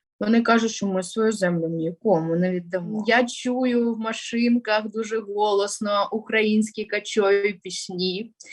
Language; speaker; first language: Ukrainian; non-native, local second language; Russian